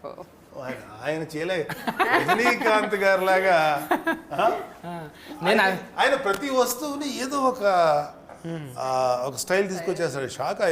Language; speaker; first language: Telugu; native; Telugu